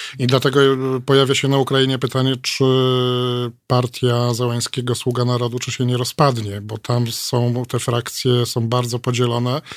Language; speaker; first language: Polish; native; Polish